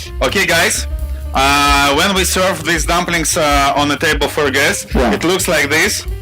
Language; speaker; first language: English; non-native, learner; Russian